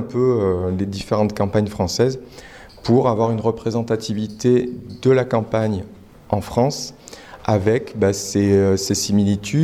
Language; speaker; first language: French; native; French